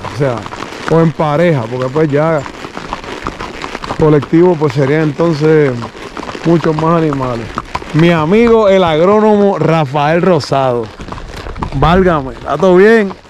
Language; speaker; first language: Spanish; native; Spanish